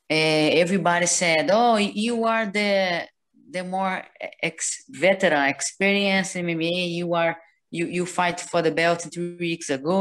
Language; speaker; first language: English; non-native, learner; Portuguese